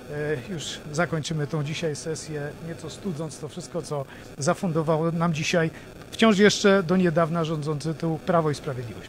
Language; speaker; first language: Polish; native; Polish